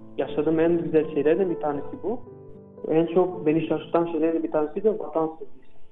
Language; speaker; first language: Turkish; non-native, fluent; Albanian